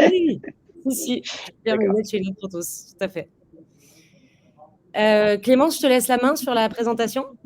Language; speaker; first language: French; native; French